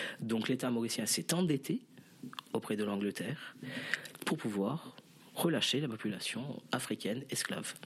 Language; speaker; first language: French; non-native, local second language; Morisyen